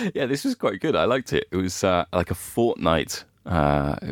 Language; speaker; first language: English; native; English